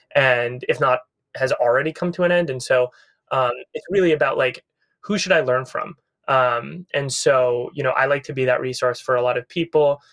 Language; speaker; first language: English; native; English